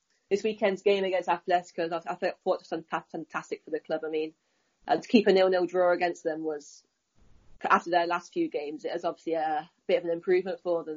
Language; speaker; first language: English; native; English